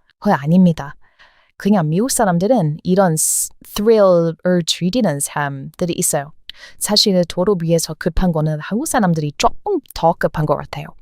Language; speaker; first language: Korean; non-native, fluent; English